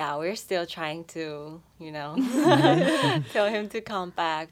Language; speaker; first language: English; non-native, fluent; Chinese